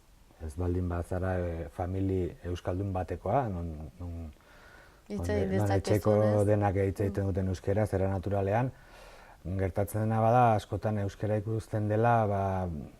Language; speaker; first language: Basque; non-native, local second language; Spanish